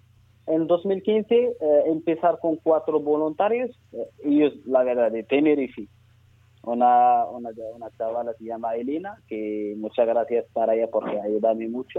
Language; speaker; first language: Spanish; non-native, learner; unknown